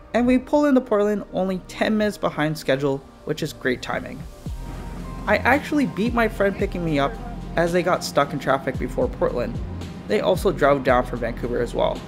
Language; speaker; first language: English; native; English